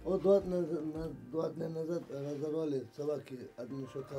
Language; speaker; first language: Russian; non-native, local second language; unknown